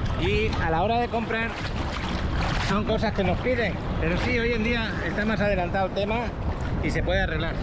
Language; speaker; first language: Spanish; native; Spanish